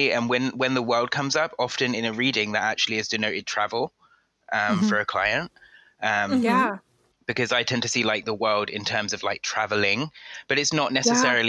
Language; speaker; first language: English; native; English